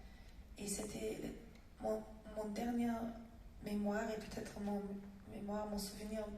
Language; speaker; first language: French; non-native, fluent; German